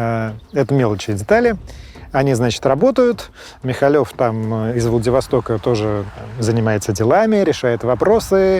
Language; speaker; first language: Russian; native; Russian